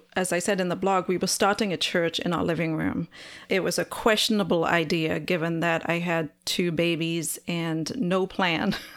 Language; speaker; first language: English; native; English